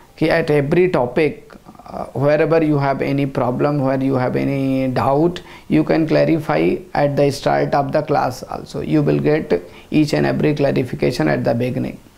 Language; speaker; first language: English; non-native, local second language; Hindi